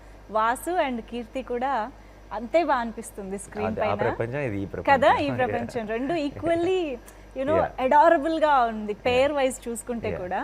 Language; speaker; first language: Telugu; native; Telugu